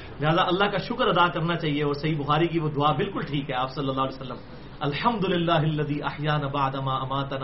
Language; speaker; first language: Urdu; non-native, local second language; Punjabi